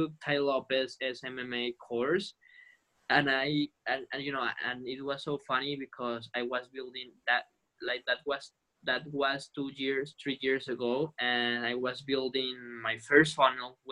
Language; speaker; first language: English; non-native, fluent; Spanish